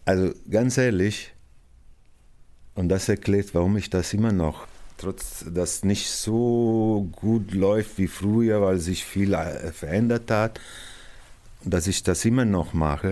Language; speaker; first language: German; non-native, fluent; Italian